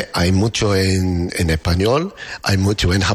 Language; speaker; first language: Spanish; non-native, learner; English